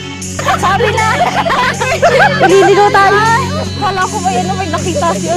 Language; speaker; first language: Filipino; non-native, local second language; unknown